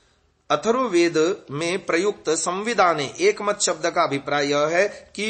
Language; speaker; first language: Hindi; native; Hindi